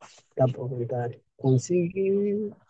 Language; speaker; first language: Portuguese; non-native, learner; Kinyarwanda